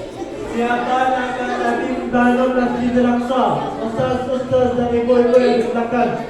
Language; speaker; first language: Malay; non-native, learner; Arabic